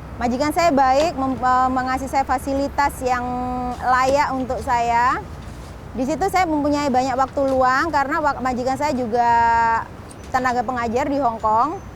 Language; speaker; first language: Indonesian; native; Indonesian